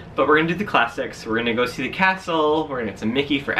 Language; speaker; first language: English; native; English